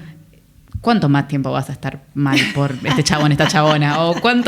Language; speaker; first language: Spanish; native; Spanish